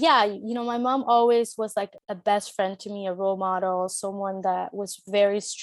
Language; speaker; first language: English; early bilingual, other home language; Spanish